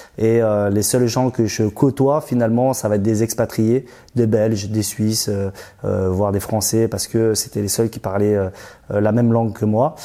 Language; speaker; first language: French; early bilingual, other home language; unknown